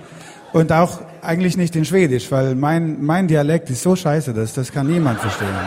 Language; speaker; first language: German; non-native, fluent; Swedish